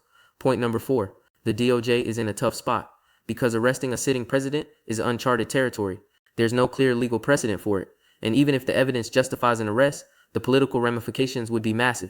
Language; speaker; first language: English; native; English